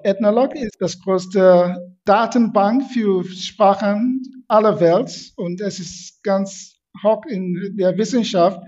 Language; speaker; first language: German; non-native, fluent; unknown